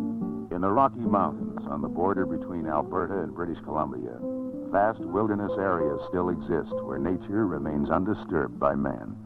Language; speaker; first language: English; native; English